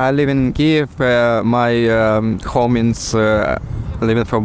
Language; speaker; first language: English; non-native, learner; Ukrainian